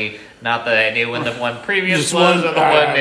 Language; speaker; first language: English; native; English